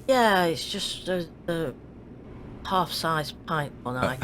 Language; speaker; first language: English; native; English